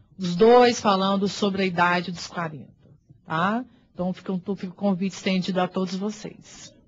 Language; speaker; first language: Portuguese; native; Portuguese